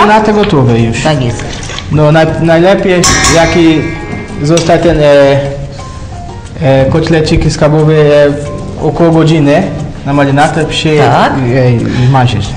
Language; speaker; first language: Polish; non-native, learner; Portuguese